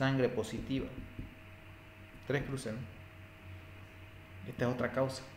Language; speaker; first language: Spanish; native; Spanish